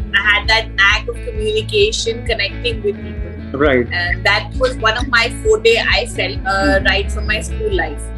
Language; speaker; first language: English; non-native, local second language; Hindi